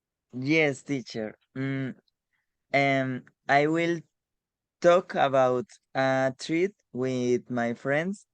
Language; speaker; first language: English; non-native, learner; Spanish